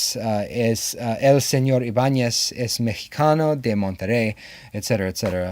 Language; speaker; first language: Spanish; non-native, learner; English